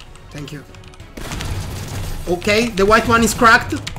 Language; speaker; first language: English; non-native, fluent; Italian